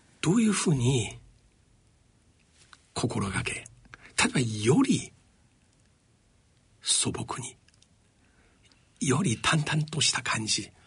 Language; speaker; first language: Japanese; non-native, fluent; Chinese